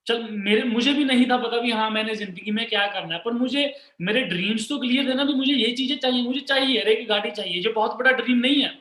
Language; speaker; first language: Hindi; non-native, local second language; Punjabi